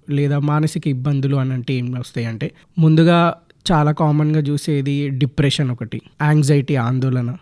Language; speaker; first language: Telugu; native; Telugu